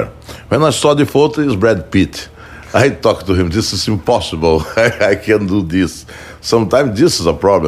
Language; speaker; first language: English; non-native, fluent; Portuguese